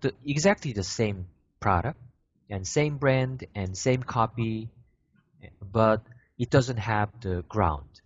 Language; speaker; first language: English; non-native, learner; Korean